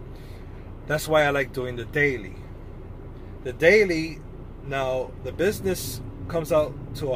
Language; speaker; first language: English; native; English